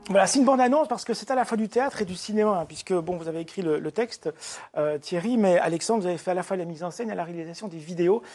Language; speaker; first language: French; native; French